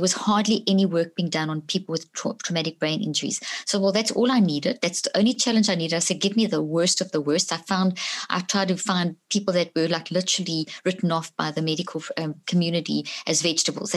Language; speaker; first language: English; native; English